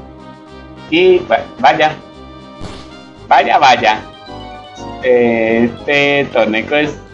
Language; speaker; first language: Spanish; native; Spanish